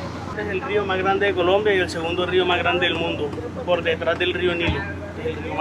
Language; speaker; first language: Spanish; native; Spanish